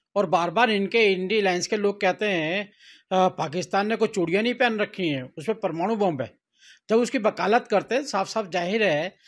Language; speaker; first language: Hindi; native; Hindi